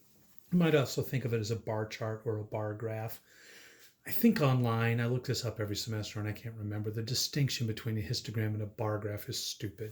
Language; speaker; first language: English; native; English